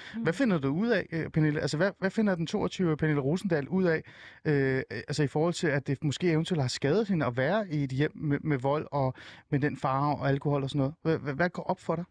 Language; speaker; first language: Danish; early bilingual, other home language; Persian